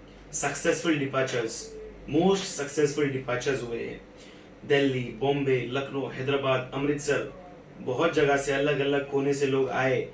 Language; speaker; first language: Hindi; native; Hindi